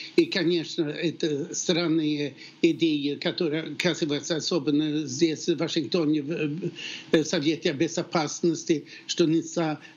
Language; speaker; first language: Russian; non-native, fluent; Swedish